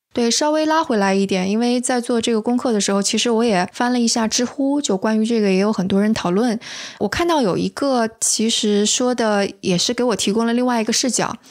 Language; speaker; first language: Chinese; native; Chinese